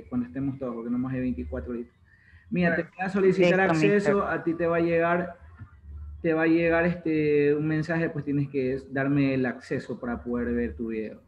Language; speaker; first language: Spanish; native; Spanish